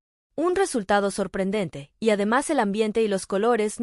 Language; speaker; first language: Spanish; native; Spanish